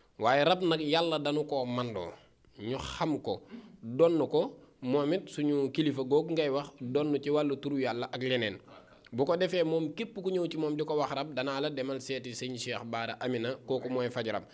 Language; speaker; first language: Wolof; native; Wolof